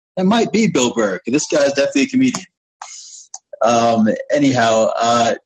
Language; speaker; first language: English; native; English